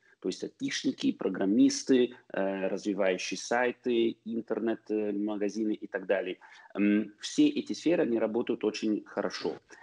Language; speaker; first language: Russian; early bilingual, heritage; Russian